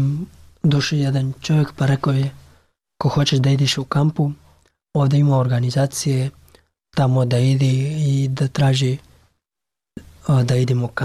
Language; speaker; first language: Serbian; non-native, learner; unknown